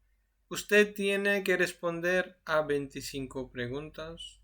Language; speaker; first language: Spanish; non-native, fluent; Urdu